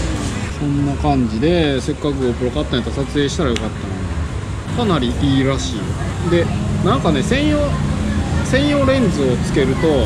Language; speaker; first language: Japanese; native; Japanese